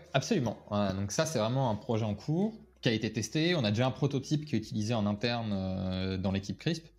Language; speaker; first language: French; native; French